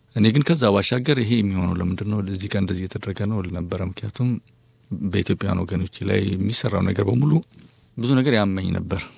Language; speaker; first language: Amharic; native; Amharic